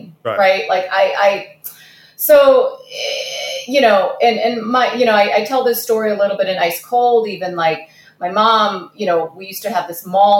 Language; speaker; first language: English; early bilingual, other home language; Russian